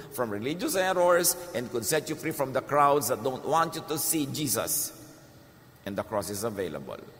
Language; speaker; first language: English; non-native, local second language; Filipino